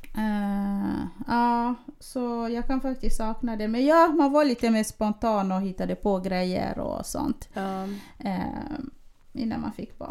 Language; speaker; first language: Swedish; early bilingual, other home language; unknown